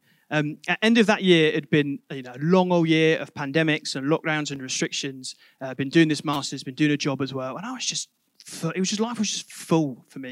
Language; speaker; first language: English; native; English